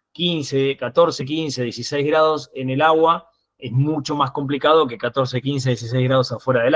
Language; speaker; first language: Spanish; native; Spanish